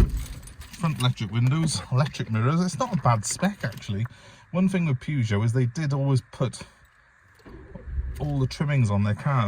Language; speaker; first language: English; native; English